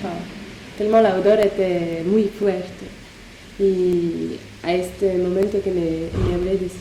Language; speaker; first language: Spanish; non-native, learner; French